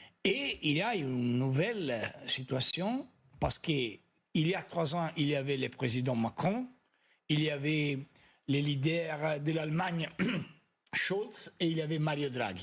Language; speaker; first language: French; non-native, fluent; Italian